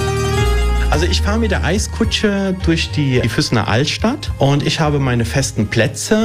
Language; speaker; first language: German; early bilingual, other home language; Italian